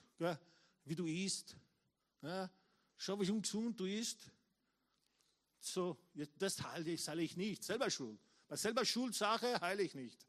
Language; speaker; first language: German; non-native, fluent; English